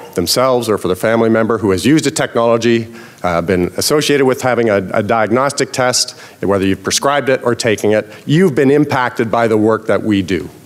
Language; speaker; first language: English; native; English